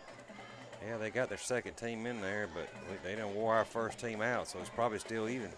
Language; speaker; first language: English; native; English